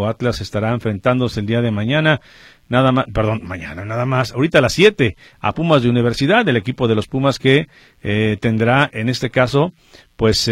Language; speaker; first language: Spanish; native; Spanish